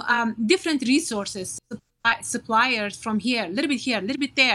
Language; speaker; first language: English; non-native, fluent; Turkish